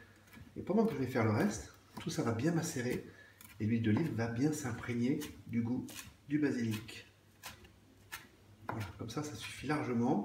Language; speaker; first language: French; native; French